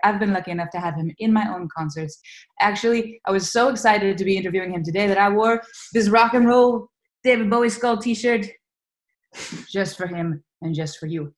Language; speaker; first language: English; native; English